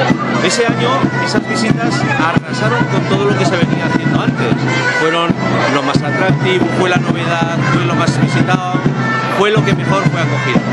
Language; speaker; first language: Spanish; native; Spanish